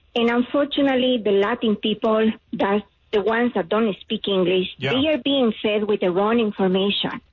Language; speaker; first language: English; non-native, fluent; Spanish